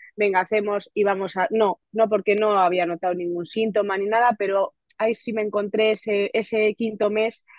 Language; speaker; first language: Spanish; native; Spanish